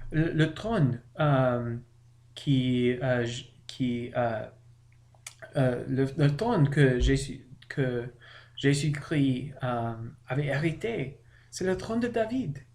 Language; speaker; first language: French; non-native, learner; English